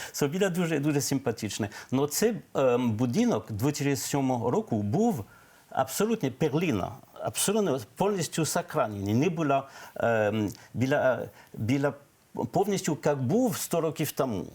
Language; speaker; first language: Ukrainian; non-native, learner; French